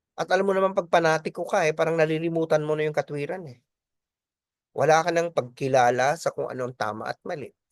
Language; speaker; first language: Filipino; non-native, local second language; Bikol